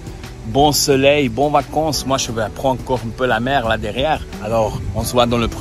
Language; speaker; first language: French; non-native, learner; Spanish